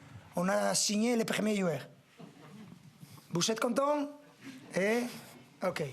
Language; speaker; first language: French; non-native, fluent; Spanish